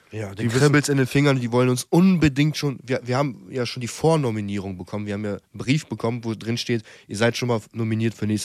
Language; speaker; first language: German; native; German